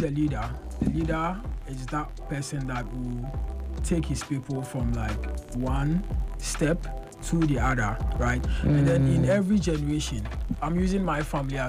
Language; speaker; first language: English; non-native, local second language; Akan